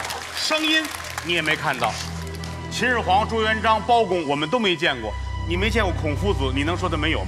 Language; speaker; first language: Chinese; native; Chinese